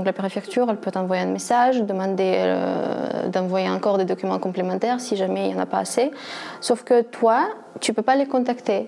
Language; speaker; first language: French; non-native, fluent; Russian